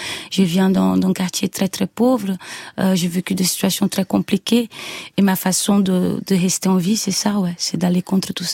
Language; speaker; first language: French; non-native, fluent; Portuguese